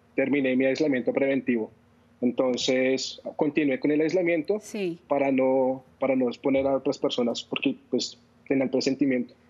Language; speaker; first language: Spanish; native; Spanish